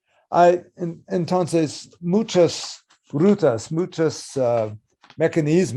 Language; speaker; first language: Spanish; non-native, learner; English